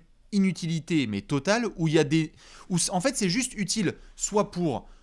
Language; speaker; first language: French; native; French